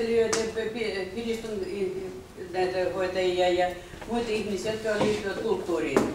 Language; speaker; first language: Finnish; non-native, fluent; Russian